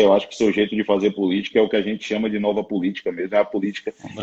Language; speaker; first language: Portuguese; native; Portuguese